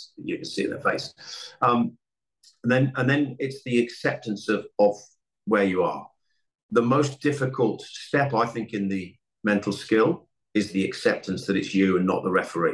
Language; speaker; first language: English; native; English